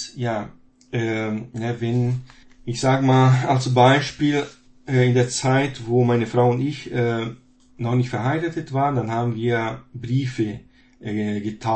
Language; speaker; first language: German; non-native, fluent; Portuguese